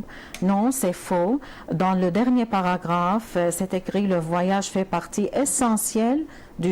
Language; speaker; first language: French; non-native, fluent; Arabic